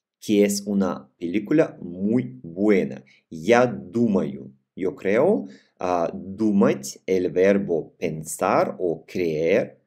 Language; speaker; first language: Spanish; non-native, fluent; Russian